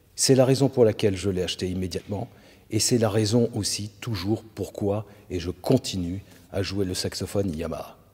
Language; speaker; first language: French; native; French